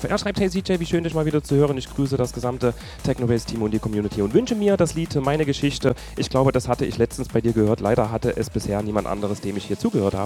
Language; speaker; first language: German; native; German